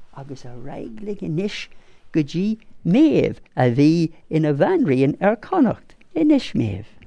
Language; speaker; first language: Irish; non-native, local second language; English